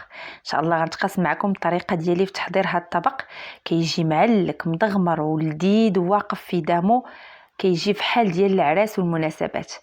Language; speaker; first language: Arabic; native; Arabic